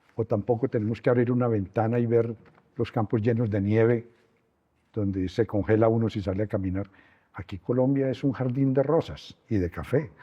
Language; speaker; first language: Spanish; native; Spanish